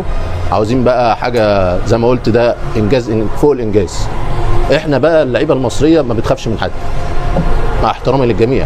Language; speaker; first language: Arabic; native; Arabic